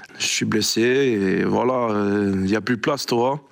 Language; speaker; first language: French; non-native, learner; English